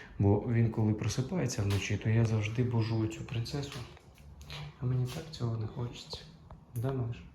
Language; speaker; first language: Ukrainian; non-native, local second language; Russian